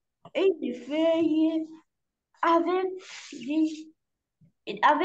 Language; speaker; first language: French; non-native, learner; Arabic